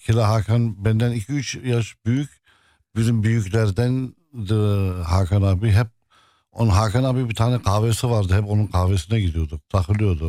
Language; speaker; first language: Turkish; non-native, local second language; Arabic